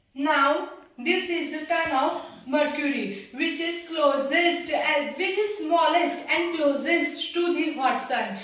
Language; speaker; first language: English; non-native, local second language; Hindi